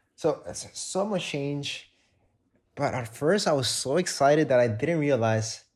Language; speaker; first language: English; non-native, fluent; Spanish